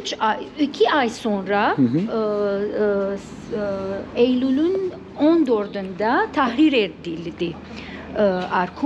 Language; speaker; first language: Turkish; non-native, fluent; Arabic